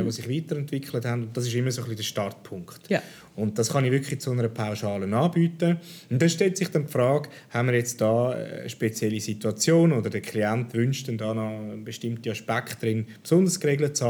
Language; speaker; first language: German; native; German